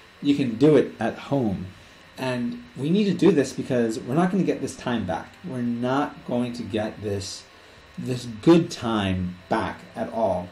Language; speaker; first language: English; native; English